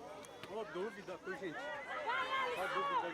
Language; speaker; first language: Portuguese; native; Portuguese